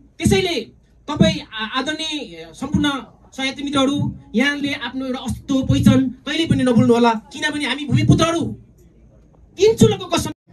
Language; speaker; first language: Nepali; non-native, local second language; Eastern Tamang